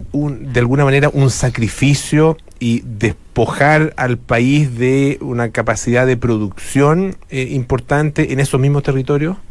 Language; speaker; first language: Spanish; native; Spanish